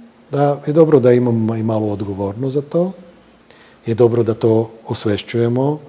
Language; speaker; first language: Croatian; non-native, fluent; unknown